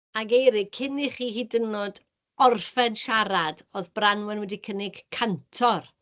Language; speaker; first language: Welsh; native; Welsh